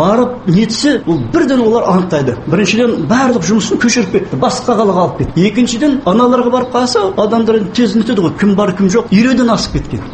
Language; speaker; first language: Kazakh; non-native, local second language; Uyghur